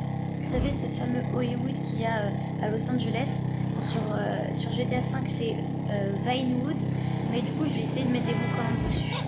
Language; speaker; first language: French; native; French